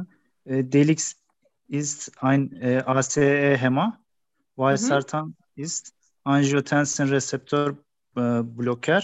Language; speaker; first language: German; non-native, learner; Turkish